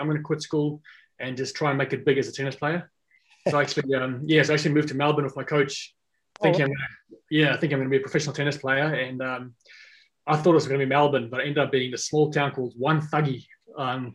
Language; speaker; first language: English; non-native, local second language; Afrikaans